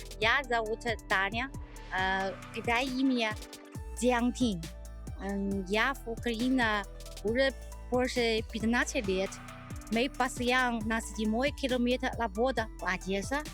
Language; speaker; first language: Russian; non-native, learner; Chinese